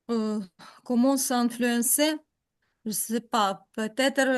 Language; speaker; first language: French; non-native, learner; Ukrainian